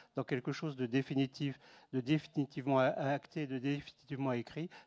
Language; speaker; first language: French; native; French